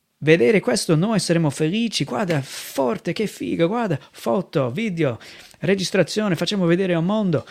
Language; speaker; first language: Italian; non-native, fluent; English